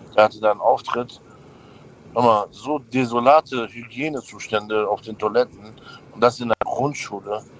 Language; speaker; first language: German; native; German